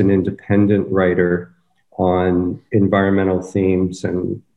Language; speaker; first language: English; native; English